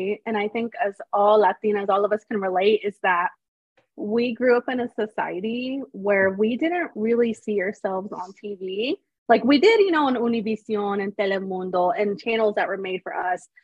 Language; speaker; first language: English; native; English